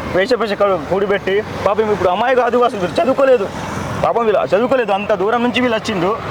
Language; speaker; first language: Telugu; non-native, local second language; Gondi